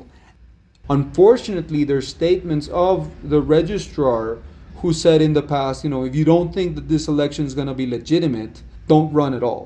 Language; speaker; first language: English; non-native, fluent; Spanish